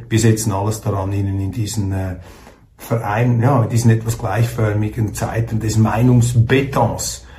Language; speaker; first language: German; native; German